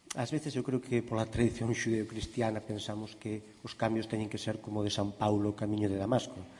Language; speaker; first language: Galician; non-native, local second language; Spanish